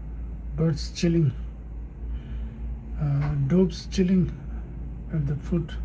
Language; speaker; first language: English; non-native, learner; Tibetan